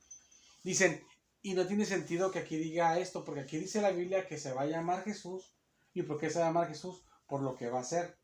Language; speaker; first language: Spanish; native; Spanish